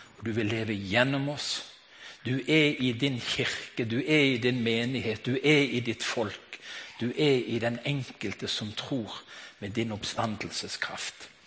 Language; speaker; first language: Norwegian; native; Norwegian